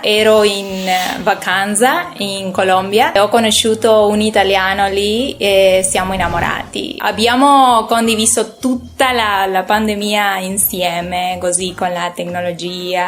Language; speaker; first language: Italian; non-native, learner; Spanish